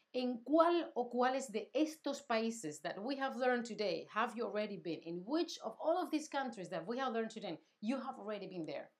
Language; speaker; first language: English; non-native, fluent; Spanish